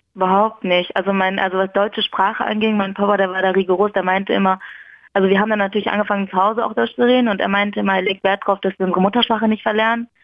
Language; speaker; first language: German; early bilingual, other home language; Persian